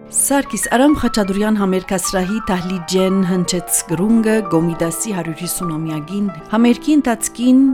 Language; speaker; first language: Armenian; early bilingual, heritage; Armenian